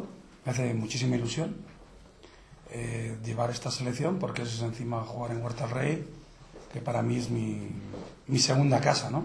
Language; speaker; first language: Spanish; native; Spanish